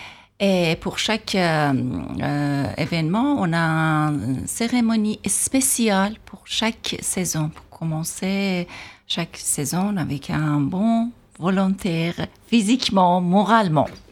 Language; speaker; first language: French; non-native, fluent; Persian